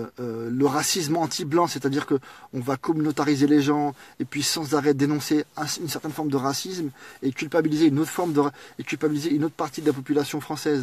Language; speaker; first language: French; native; French